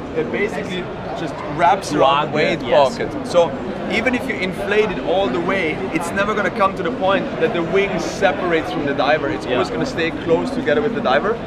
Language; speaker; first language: English; non-native, fluent; German